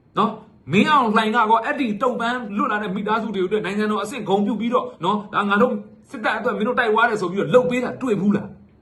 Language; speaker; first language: Burmese; native; Burmese